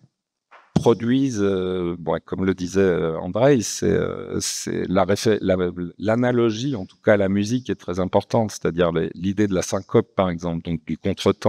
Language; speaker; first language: French; native; French